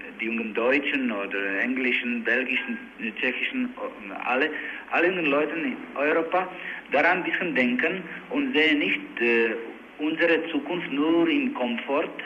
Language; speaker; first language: German; non-native, learner; Czech